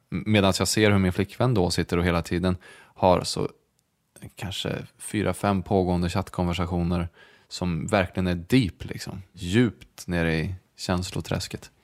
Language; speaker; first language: Swedish; native; Swedish